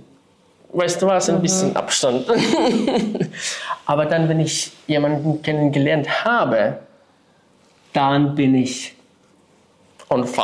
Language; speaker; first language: German; non-native, fluent; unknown